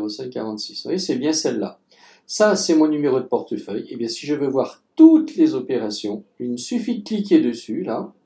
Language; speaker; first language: French; native; French